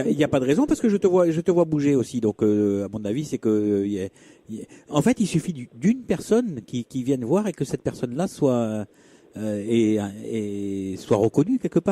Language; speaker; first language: French; native; French